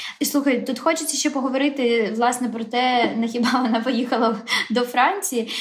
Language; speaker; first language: Ukrainian; native; Ukrainian